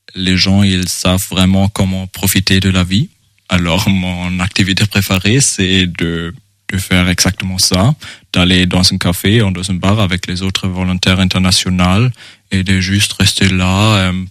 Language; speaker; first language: French; non-native, fluent; German